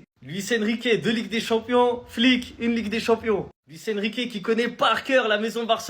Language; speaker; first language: French; native; French